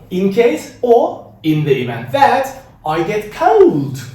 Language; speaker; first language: English; non-native, fluent; Turkish